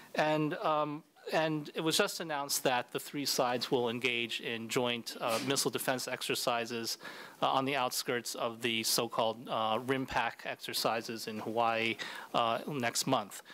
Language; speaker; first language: English; native; English